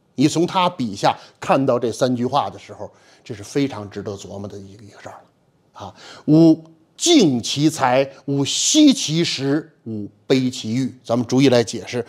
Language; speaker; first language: Chinese; native; Chinese